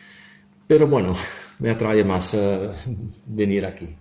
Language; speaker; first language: Spanish; non-native, fluent; Dutch